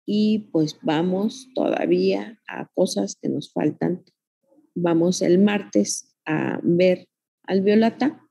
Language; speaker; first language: Spanish; native; Spanish